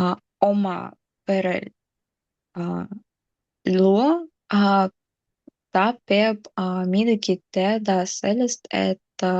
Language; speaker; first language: Estonian; non-native, local second language; Russian